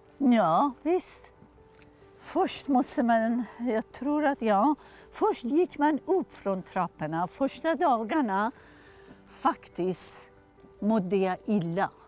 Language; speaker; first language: Swedish; non-native, fluent; Persian